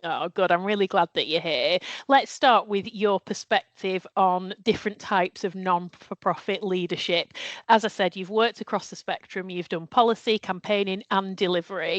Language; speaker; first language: English; native; English